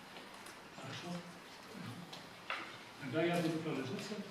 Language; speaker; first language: Russian; non-native, fluent; German